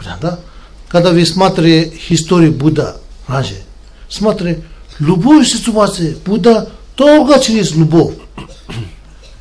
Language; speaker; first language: Russian; non-native, learner; Tibetan